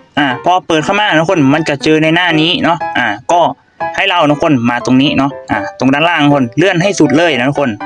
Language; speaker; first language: Thai; non-native, local second language; Northeastern Thai